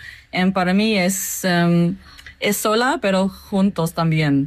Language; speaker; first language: Spanish; non-native, fluent; English